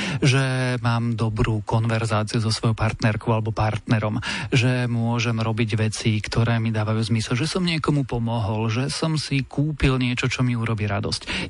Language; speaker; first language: Slovak; native; Slovak